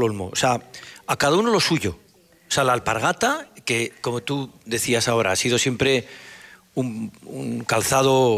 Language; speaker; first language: Spanish; native; Spanish